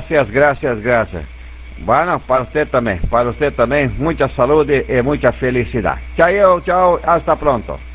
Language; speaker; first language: Spanish; non-native, learner; Portuguese